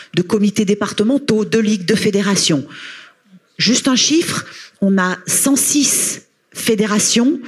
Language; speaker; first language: French; native; French